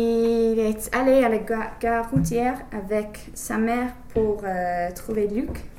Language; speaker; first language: French; non-native, learner; English